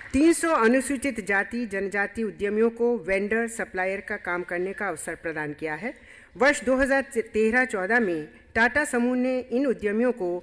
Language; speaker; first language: Hindi; native; Hindi